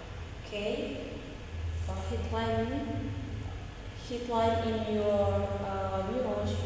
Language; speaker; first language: English; non-native, learner; Indonesian